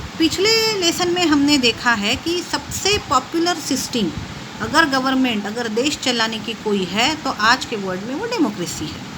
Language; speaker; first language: Hindi; non-native, local second language; Marathi